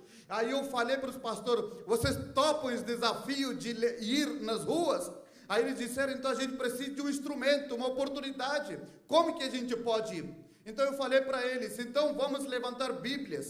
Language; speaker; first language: Portuguese; non-native, fluent; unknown